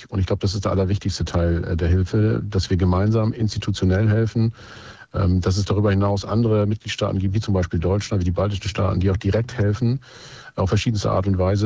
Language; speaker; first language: German; native; German